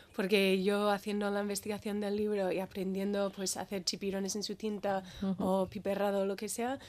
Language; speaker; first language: Spanish; non-native, fluent; English